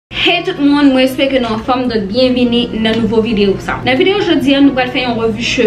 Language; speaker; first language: French; non-native, local second language; Haitian Creole